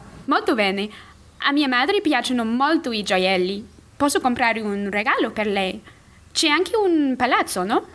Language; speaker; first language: Italian; non-native, learner; English